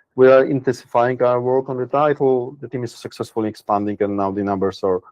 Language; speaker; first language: English; non-native, fluent; Polish